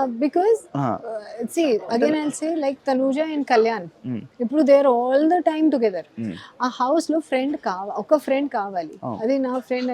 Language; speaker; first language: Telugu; non-native, learner; Hindi